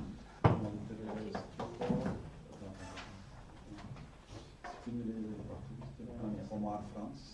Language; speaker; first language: Dutch; non-native, learner; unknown